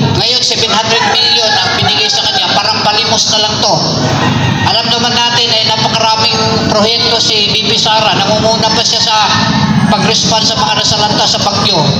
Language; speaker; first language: Filipino; non-native, local second language; Cebuano